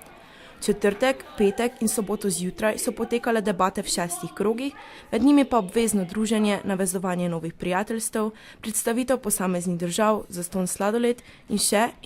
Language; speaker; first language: Slovenian; native; Slovenian